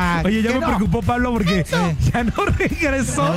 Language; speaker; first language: Spanish; native; Spanish